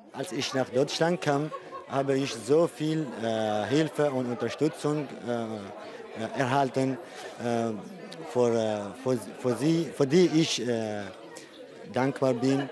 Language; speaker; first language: German; non-native, learner; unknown